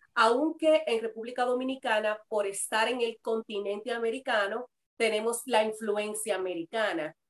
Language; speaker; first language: Spanish; native; Spanish